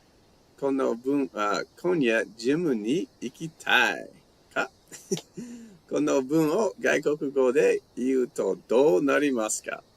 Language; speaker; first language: Japanese; non-native, learner; English